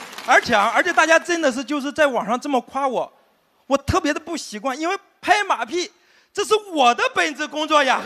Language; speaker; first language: Chinese; native; Chinese